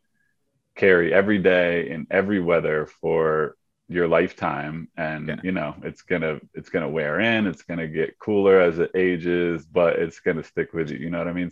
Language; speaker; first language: English; native; English